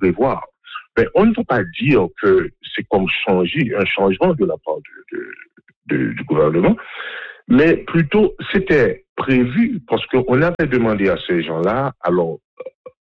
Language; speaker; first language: French; non-native, local second language; Haitian Creole